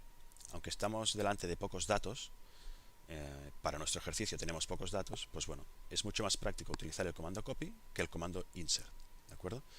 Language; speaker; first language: Spanish; native; Spanish